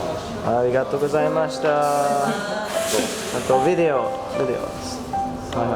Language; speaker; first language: Japanese; non-native, learner; English